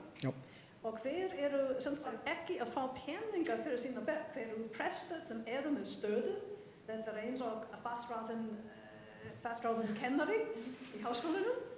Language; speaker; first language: Icelandic; non-native, fluent; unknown